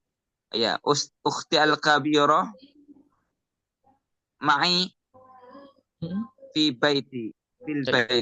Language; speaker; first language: Arabic; non-native, learner; Indonesian